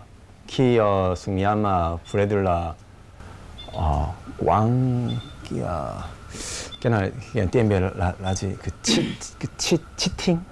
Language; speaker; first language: Vietnamese; non-native, learner; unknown